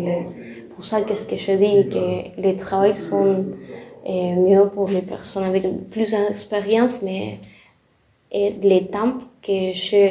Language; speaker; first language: French; non-native, learner; Spanish